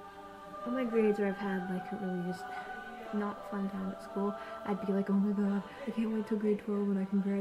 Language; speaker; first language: English; native; English